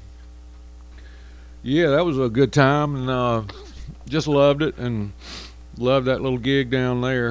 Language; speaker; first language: English; native; English